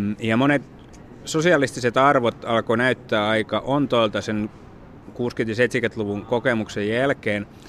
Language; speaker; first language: Finnish; native; Finnish